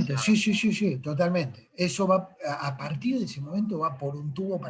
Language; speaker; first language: Spanish; native; Spanish